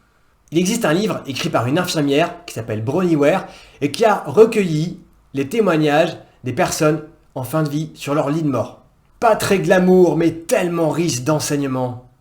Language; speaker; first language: French; native; French